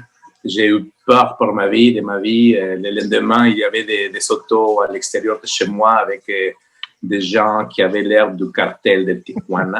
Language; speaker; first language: French; non-native, fluent; Spanish